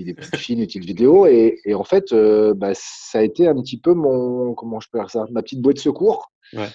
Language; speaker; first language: French; native; French